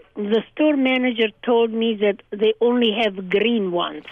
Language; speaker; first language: English; early bilingual, other home language; Hungarian